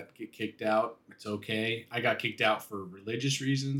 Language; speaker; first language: English; native; English